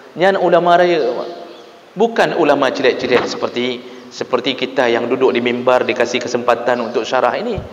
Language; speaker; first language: Malay; non-native, local second language; Achinese